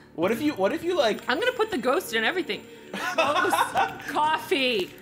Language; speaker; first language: English; native; English